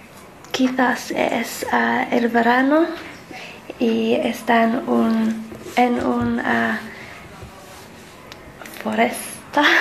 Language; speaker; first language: Spanish; non-native, learner; English